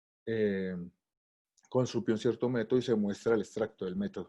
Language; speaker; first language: Spanish; native; Spanish